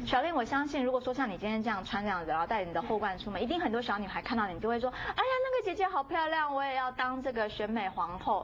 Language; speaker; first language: Chinese; native; Chinese